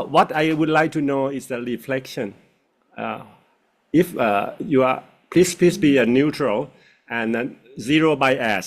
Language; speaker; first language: English; non-native, fluent; Thai